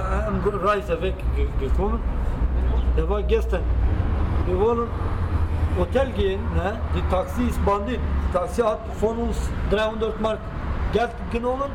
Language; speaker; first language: German; non-native, learner; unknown